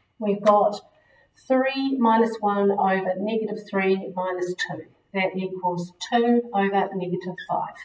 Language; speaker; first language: English; native; English